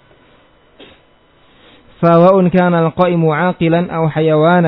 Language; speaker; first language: Arabic; non-native, fluent; Indonesian